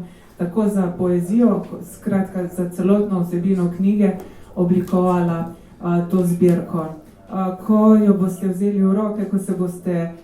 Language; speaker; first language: Slovenian; native; Slovenian